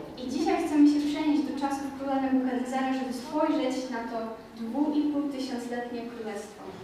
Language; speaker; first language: Polish; native; Polish